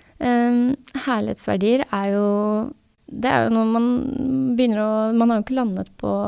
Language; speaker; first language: Norwegian; native; Norwegian